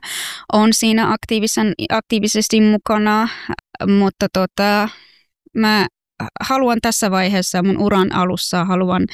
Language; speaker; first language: Finnish; early bilingual, other home language; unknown